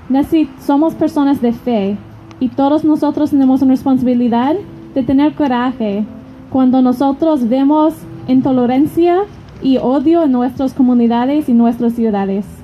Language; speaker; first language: Spanish; non-native, learner; English